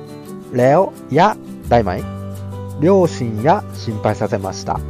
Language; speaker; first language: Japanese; non-native, fluent; Thai